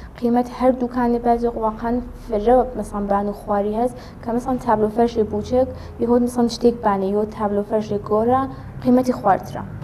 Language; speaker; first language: Central Kurdish; native; Central Kurdish